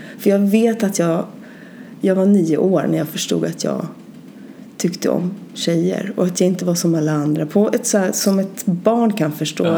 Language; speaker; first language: Swedish; early bilingual, other home language; Spanish